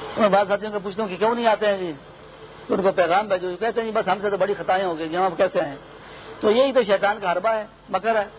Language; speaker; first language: Urdu; non-native, local second language; Pashto